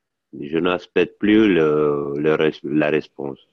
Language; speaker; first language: French; non-native, learner; Italian